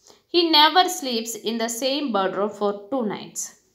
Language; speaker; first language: English; non-native, local second language; Malayalam